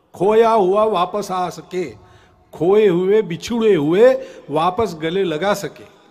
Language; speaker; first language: Hindi; non-native, local second language; Marathi